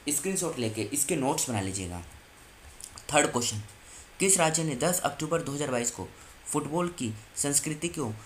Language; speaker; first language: Hindi; native; Hindi